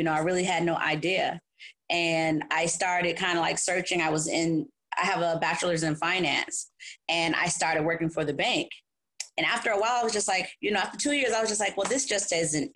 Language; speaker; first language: English; native; English